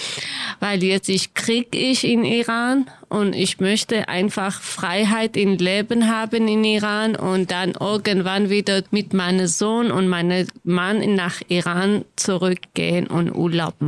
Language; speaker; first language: German; non-native, learner; Kurdish